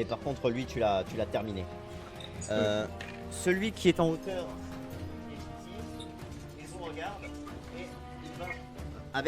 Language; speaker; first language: French; native; French